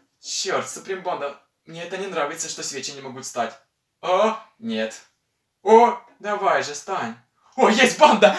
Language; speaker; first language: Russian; non-native, local second language; Ukrainian